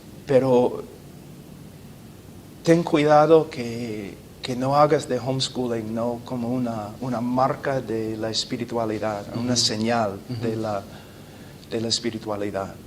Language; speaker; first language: Spanish; non-native, fluent; English